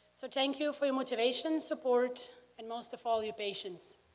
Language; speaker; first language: English; early bilingual, other home language; Bosnian